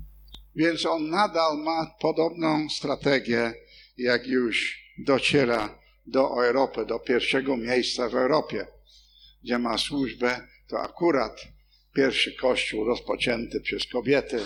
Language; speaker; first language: Polish; non-native, fluent; English